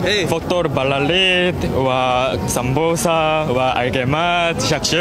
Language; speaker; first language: Arabic; non-native, learner; Korean